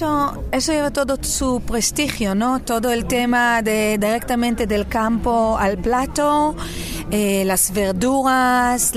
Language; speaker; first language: Spanish; non-native, fluent; Hebrew